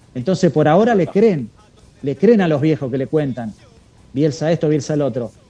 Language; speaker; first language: Spanish; native; Spanish